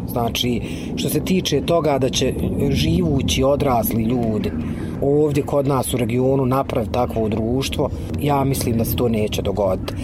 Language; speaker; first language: Bosnian; native; Bosnian